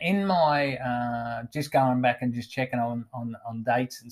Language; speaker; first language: English; native; English